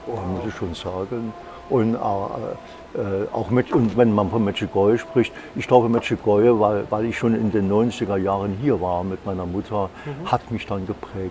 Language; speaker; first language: German; native; German